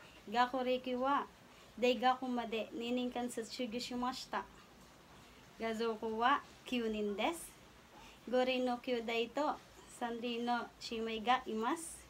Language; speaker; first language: Japanese; non-native, learner; Filipino